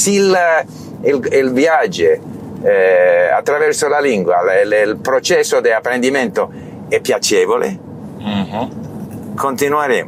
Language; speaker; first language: Italian; non-native, learner; English